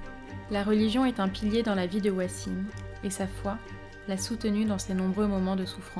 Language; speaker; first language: French; native; French